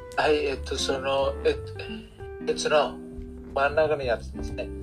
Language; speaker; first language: Japanese; non-native, learner; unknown